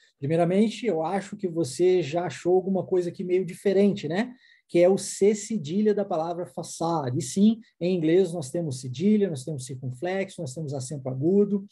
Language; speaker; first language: Portuguese; non-native, fluent; English